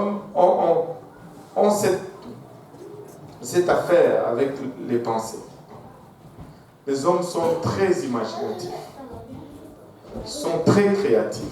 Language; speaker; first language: French; non-native, local second language; Swahili